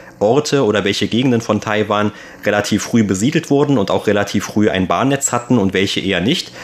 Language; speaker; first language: German; native; German